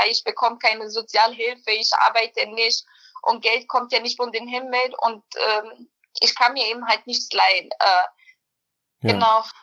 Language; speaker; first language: German; early bilingual, other home language; Bosnian